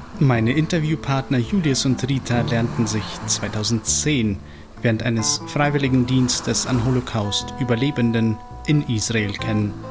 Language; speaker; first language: German; native; German